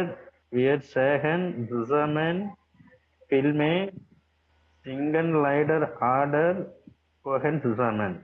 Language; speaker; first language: German; non-native, learner; Tamil